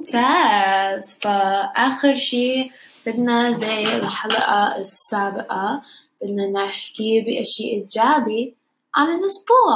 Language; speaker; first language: Arabic; non-native, learner; English